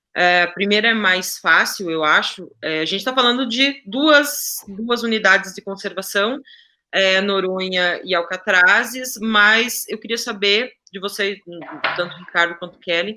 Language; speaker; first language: Portuguese; native; Portuguese